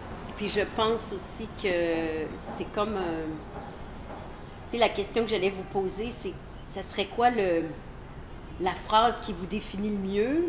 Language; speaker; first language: French; native; French